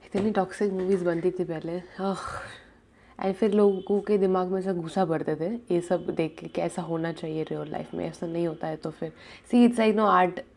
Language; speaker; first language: Hindi; non-native, local second language; Gujarati